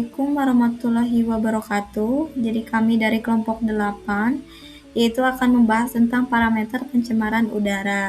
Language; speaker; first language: Indonesian; native; Indonesian